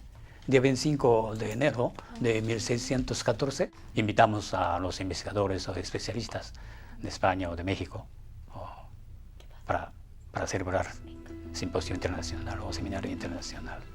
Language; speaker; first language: Spanish; non-native, fluent; Japanese